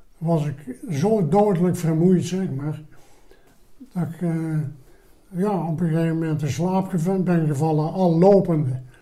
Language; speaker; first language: Dutch; native; Dutch